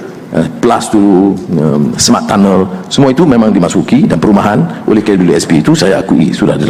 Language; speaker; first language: Malay; native; Malay